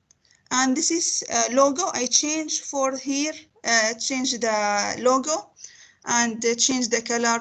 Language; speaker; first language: English; non-native, learner; Arabic